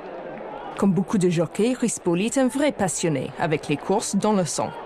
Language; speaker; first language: French; native; French